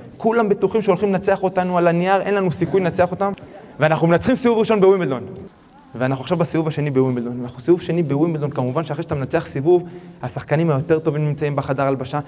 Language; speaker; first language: Hebrew; early bilingual, other home language; Spanish